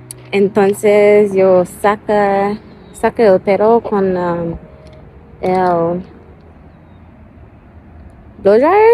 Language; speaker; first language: Spanish; non-native, learner; English